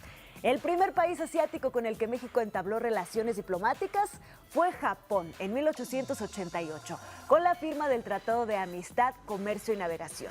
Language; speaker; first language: Spanish; native; Spanish